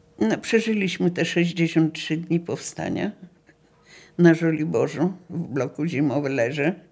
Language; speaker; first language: Polish; native; Polish